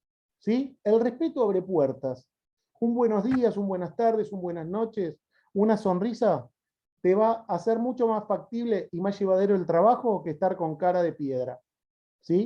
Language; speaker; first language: Spanish; native; Spanish